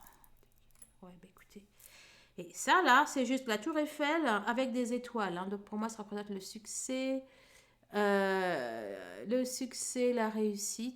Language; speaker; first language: French; native; French